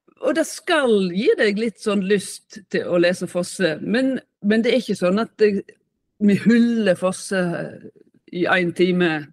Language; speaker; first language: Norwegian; native; Norwegian